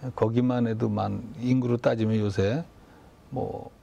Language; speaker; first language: Korean; native; Korean